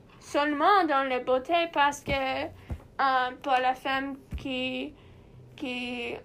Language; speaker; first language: French; non-native, learner; English